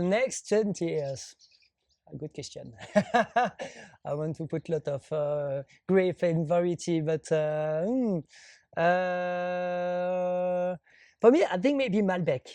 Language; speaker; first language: English; non-native, learner; French